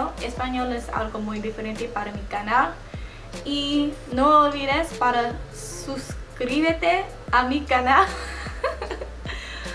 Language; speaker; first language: Spanish; non-native, learner; English